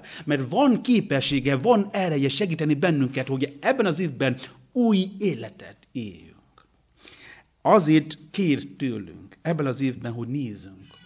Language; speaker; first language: Hungarian; non-native, learner; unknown